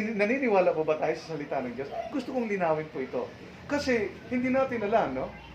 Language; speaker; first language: Filipino; non-native, local second language; Cebuano